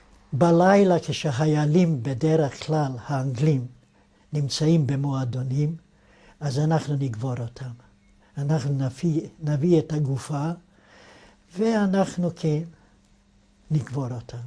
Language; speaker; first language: Hebrew; non-native, fluent; Yiddish